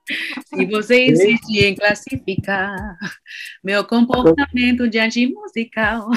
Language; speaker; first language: Portuguese; non-native, learner; English